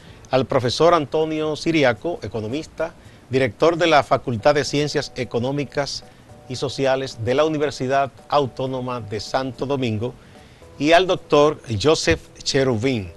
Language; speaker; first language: Spanish; native; Spanish